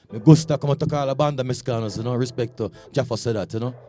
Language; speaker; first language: Spanish; non-native, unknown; Jamaican Creole English